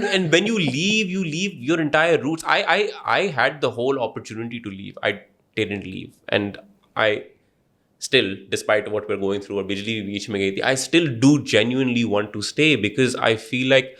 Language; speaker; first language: English; non-native, local second language; Urdu